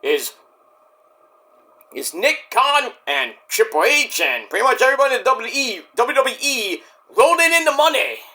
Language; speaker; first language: English; native; English